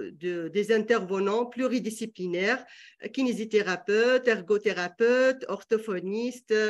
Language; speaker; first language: French; non-native, local second language; Arabic